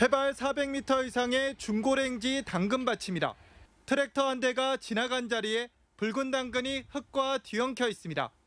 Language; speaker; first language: Korean; native; Korean